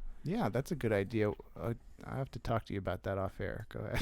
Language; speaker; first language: English; native; English